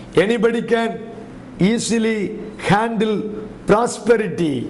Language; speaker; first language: English; non-native, local second language; Tamil